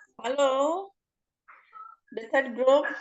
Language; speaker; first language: English; non-native, fluent; Indonesian